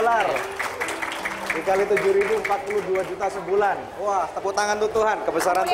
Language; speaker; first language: Indonesian; native; Indonesian